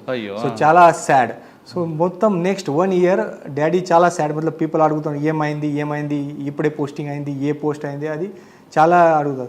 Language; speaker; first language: Telugu; non-native, fluent; Marathi